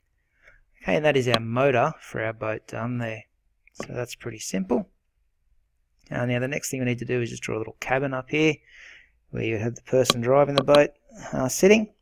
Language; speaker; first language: English; native; English